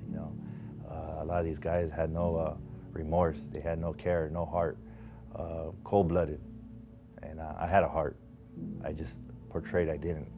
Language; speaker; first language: English; native; English